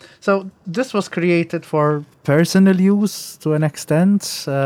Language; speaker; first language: English; non-native, local second language; Maltese